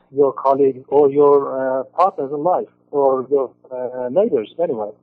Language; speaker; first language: English; non-native, fluent; Persian